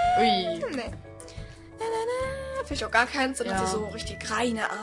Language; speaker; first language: German; native; German